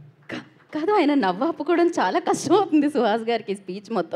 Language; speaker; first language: Telugu; native; Telugu